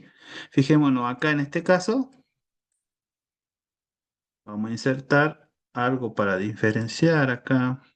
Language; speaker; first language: Spanish; native; Spanish